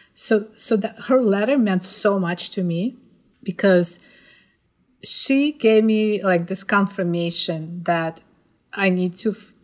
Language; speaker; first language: English; non-native, fluent; Russian